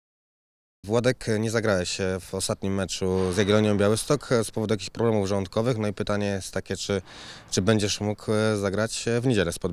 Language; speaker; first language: Polish; native; Polish